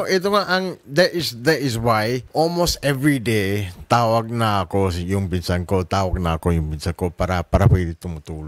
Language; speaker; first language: Filipino; non-native, learner; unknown